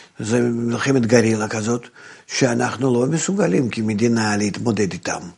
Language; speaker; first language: Hebrew; non-native, fluent; Russian